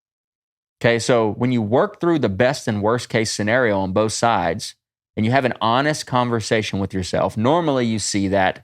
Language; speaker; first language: English; native; English